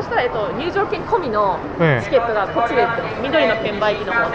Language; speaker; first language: Japanese; native; Japanese